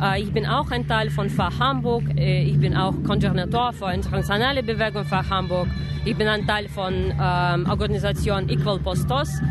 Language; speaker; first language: German; non-native, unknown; Russian